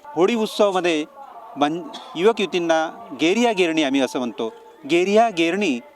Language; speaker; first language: Marathi; non-native, local second language; Lambadi